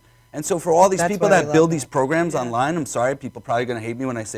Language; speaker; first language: English; native; English